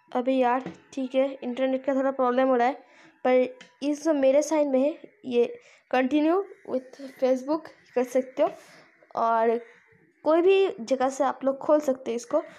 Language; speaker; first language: Hindi; non-native, local second language; Bangla